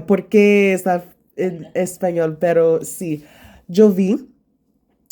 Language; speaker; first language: Spanish; non-native, learner; English